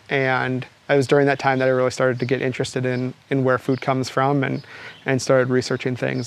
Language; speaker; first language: English; native; English